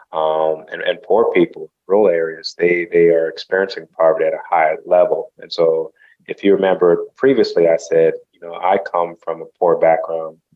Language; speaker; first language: English; early bilingual, other home language; Haitian Creole